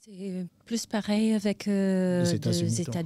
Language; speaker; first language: French; non-native, fluent; Portuguese